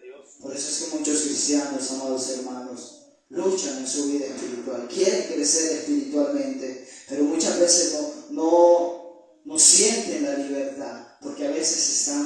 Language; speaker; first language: Spanish; native; Spanish